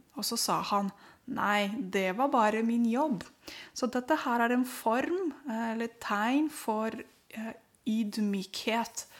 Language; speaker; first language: Norwegian; non-native, fluent; Romanian